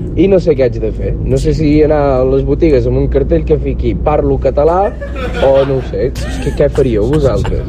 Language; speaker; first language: Catalan; early bilingual, other home language; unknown